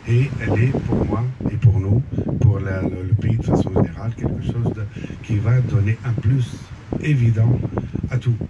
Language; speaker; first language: French; non-native, local second language; Arabic